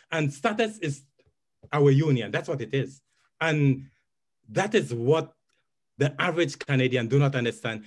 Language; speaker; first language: English; native; English